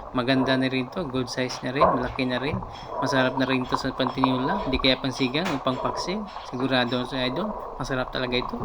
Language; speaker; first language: Filipino; non-native, local second language; Cebuano